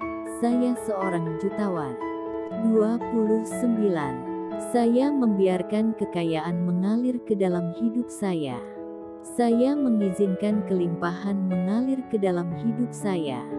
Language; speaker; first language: Indonesian; native; Indonesian